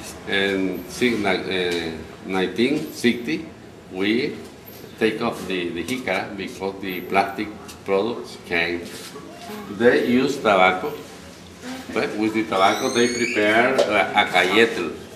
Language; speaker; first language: English; non-native, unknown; Spanish